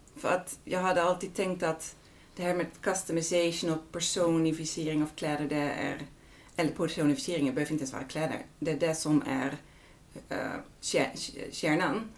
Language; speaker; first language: Swedish; non-native, fluent; Dutch